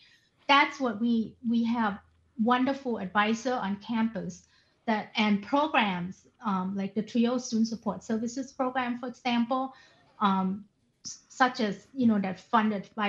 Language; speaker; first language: English; non-native, fluent; Thai